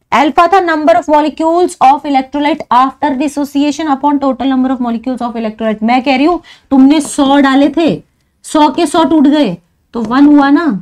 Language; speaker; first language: Hindi; native; Hindi